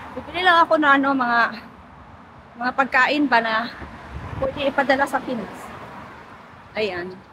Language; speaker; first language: Filipino; non-native, local second language; Cebuano